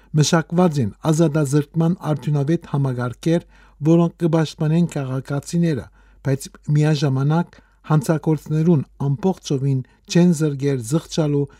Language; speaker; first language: Armenian; early bilingual, heritage; Armenian